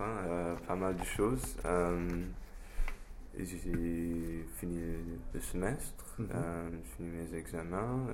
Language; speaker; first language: French; non-native, fluent; English